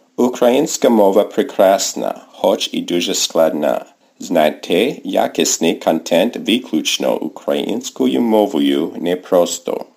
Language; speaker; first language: Ukrainian; non-native, fluent; English